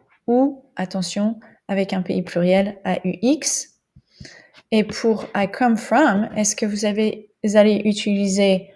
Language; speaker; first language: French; non-native, fluent; English